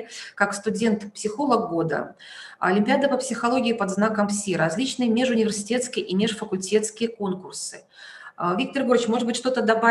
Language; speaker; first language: Russian; native; Russian